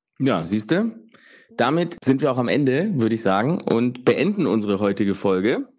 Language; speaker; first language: German; early bilingual, other home language; Italian